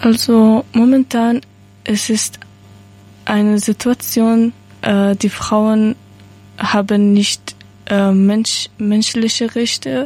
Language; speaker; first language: German; non-native, learner; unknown